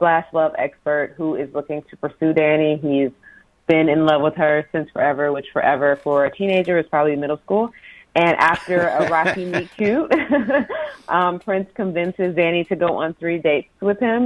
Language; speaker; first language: English; native; English